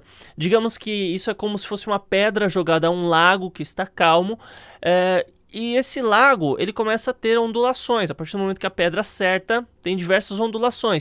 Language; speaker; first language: Portuguese; native; Portuguese